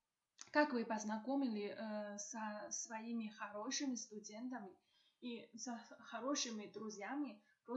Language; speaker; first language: Russian; non-native, learner; Chinese